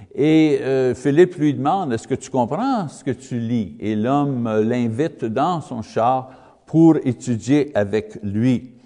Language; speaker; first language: French; non-native, learner; English